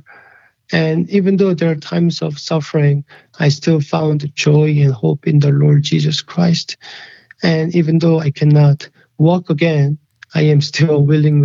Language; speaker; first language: English; early bilingual, other home language; Korean